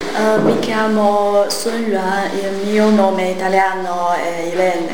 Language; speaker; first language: Italian; non-native, learner; Chinese